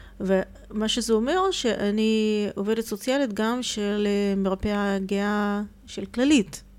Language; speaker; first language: Hebrew; non-native, fluent; Russian